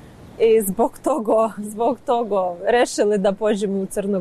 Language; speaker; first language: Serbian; non-native, learner; Ukrainian